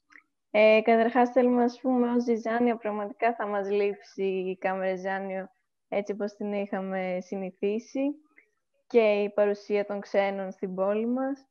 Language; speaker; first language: Greek; native; Greek